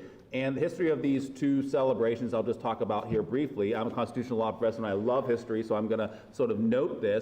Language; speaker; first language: English; native; English